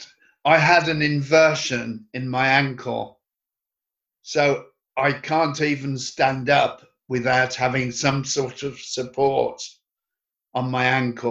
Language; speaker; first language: English; native; English